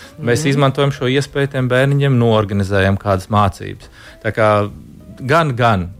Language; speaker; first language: Latvian; native; Latvian